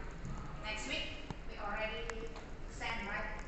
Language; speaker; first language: English; non-native, learner; Indonesian